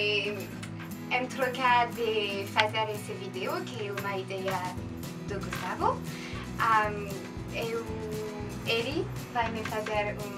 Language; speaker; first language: Portuguese; non-native, learner; French